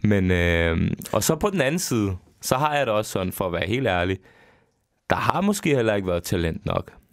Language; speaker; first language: Danish; early bilingual, other home language; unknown